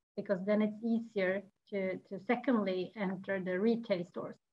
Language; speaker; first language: English; non-native, fluent; Swedish